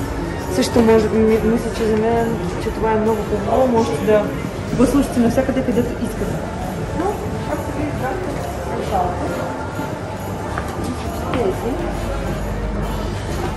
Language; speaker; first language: Bulgarian; non-native, learner; Russian